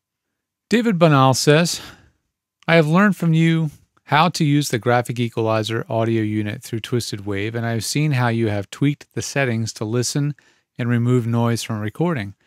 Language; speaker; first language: English; native; English